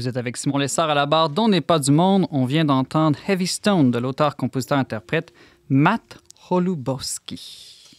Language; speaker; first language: French; native; French